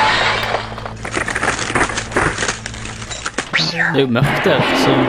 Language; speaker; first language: Norwegian; native; Norwegian